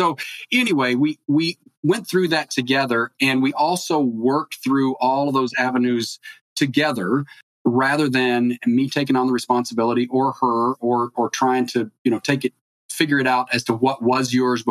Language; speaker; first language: English; native; English